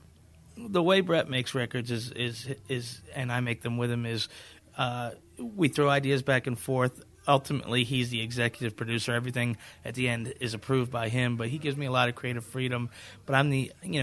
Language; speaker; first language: English; native; English